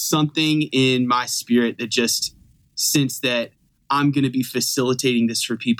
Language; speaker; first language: English; native; English